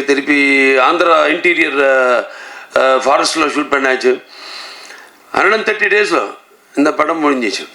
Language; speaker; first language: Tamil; non-native, learner; Telugu